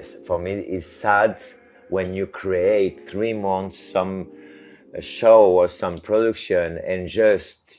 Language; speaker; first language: English; non-native, learner; French